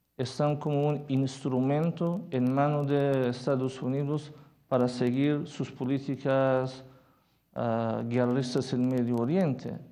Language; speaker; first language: Spanish; non-native, fluent; Persian